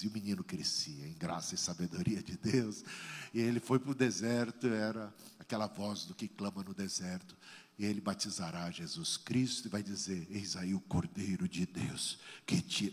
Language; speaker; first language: Portuguese; native; Portuguese